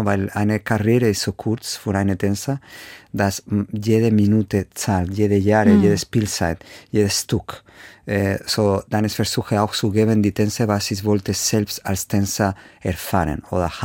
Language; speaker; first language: German; non-native, fluent; Spanish